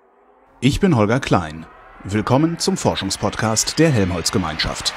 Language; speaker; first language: German; native; German